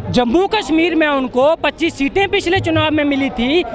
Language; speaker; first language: Hindi; native; Hindi